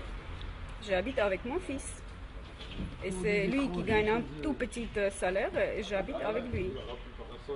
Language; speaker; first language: French; non-native, learner; Armenian